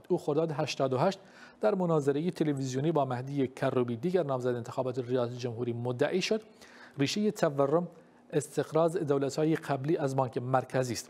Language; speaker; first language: Persian; non-native, local second language; Kurdish